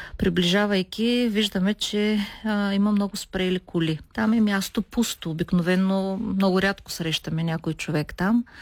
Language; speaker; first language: Bulgarian; native; Bulgarian